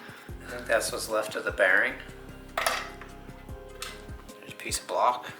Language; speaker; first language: English; native; English